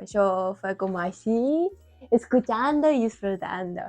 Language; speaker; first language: Spanish; non-native, fluent; Ukrainian